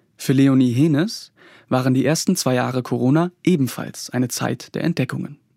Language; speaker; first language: German; native; German